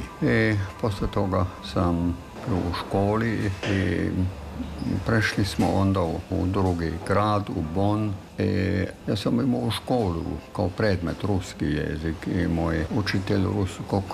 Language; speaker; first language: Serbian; non-native, fluent; German